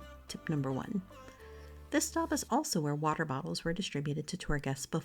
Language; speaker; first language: English; native; English